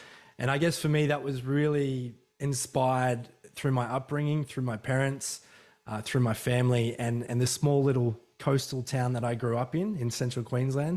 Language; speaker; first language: English; native; English